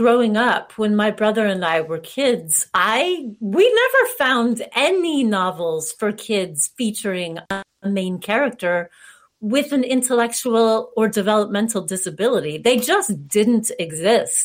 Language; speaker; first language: English; native; English